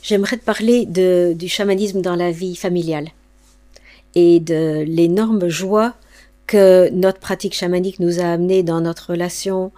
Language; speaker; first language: French; non-native, fluent; English